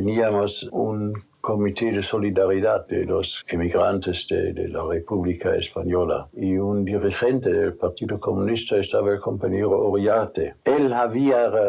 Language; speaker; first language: Spanish; non-native, fluent; German